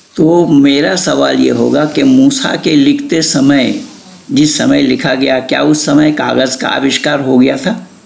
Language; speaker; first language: Hindi; native; Hindi